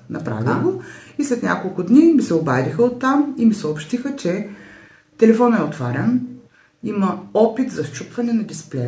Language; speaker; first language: Bulgarian; native; Bulgarian